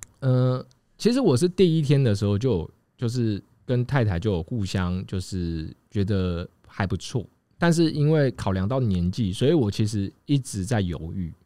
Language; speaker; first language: Chinese; native; Chinese